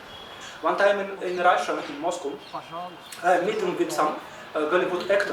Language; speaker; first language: English; non-native, learner; Russian